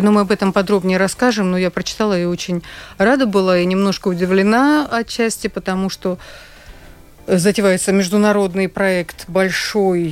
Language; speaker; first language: Russian; native; Russian